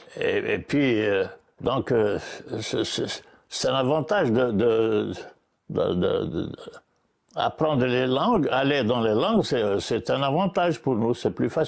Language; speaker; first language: French; non-native, local second language; Arabic